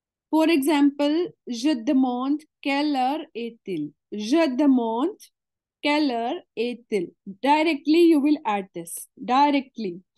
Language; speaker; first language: French; non-native, fluent; Hindi